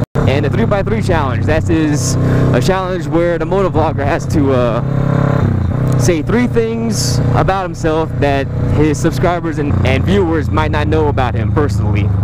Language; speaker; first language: English; native; English